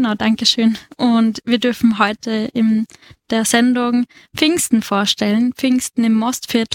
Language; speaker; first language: German; native; German